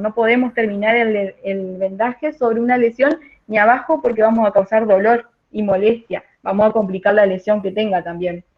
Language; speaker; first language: Spanish; native; Spanish